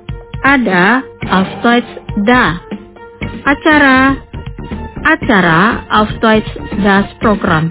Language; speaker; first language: German; non-native, fluent; Indonesian